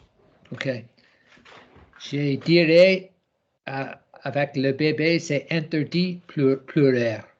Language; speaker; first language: French; non-native, learner; English